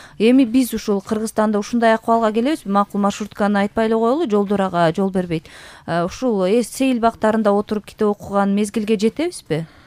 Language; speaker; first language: Kyrgyz; native; Kyrgyz